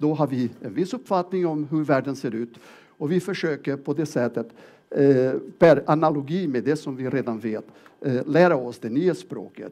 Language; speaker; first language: Swedish; non-native, fluent; Portuguese